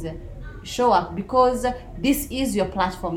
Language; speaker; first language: English; non-native, local second language; Somali